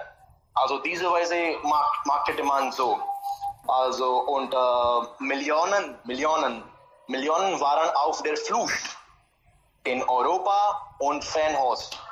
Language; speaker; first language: German; non-native, learner; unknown